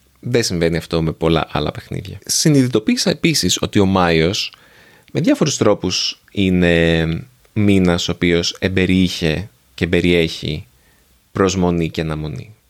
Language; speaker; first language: Greek; native; Greek